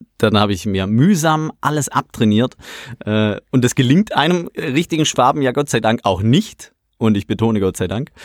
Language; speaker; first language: German; native; German